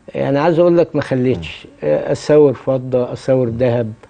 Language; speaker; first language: Arabic; native; Arabic